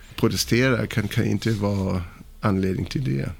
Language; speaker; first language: Swedish; non-native, fluent; German